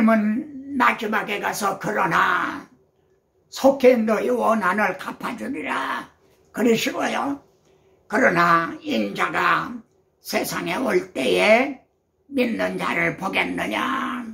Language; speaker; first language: Korean; native; Korean